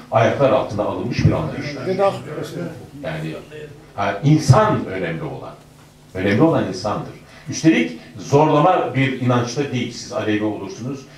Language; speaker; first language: Turkish; native; Turkish